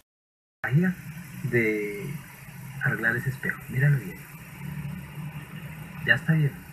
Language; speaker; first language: Spanish; native; Spanish